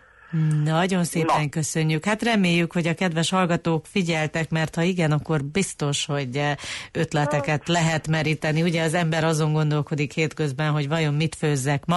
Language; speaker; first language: Hungarian; native; Hungarian